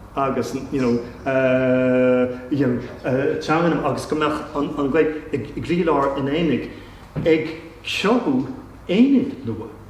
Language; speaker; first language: Irish; non-native, local second language; English